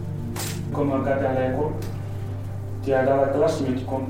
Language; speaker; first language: French; non-native, learner; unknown